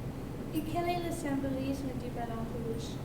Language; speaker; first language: French; non-native, learner; English